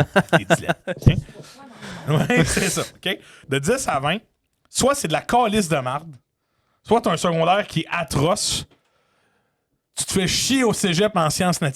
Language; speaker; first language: French; native; French